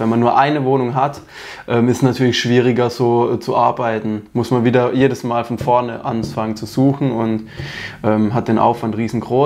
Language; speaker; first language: German; native; German